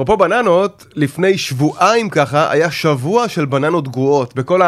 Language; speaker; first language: Hebrew; native; Hebrew